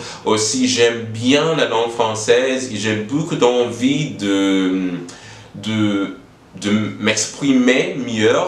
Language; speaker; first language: French; non-native, learner; English